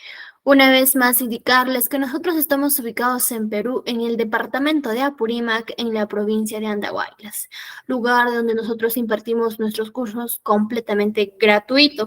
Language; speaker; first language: Spanish; native; Spanish